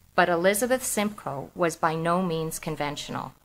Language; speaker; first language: English; native; English